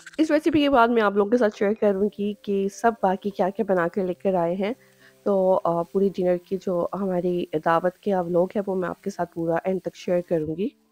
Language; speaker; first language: Urdu; native; Urdu